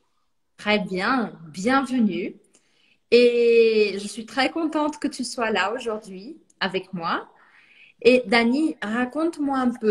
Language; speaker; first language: French; non-native, fluent; Portuguese